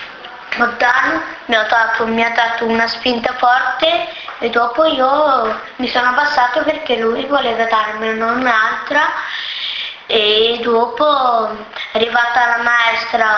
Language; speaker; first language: Italian; early bilingual, other home language; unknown